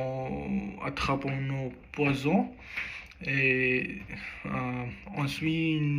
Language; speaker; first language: French; non-native, learner; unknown